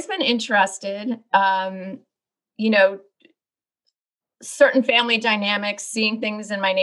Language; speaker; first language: English; native; English